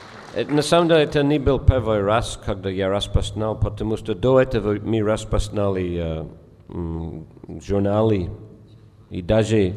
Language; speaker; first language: Russian; non-native, fluent; English